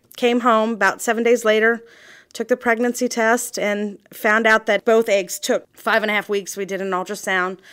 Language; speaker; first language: English; native; English